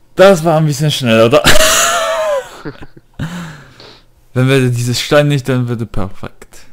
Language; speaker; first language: German; non-native, fluent; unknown